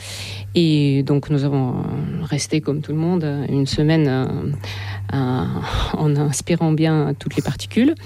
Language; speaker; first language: French; non-native, fluent; Russian